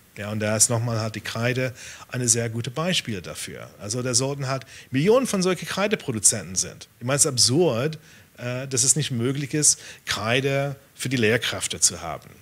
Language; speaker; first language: German; non-native, fluent; English